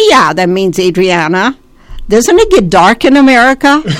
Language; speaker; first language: English; early bilingual, other home language; Italian